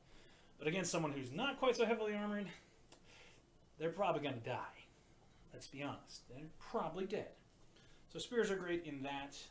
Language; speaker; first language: English; native; English